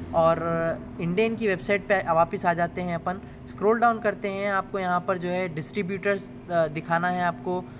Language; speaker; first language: Hindi; non-native, local second language; Urdu